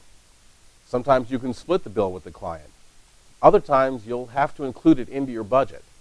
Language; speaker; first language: English; native; English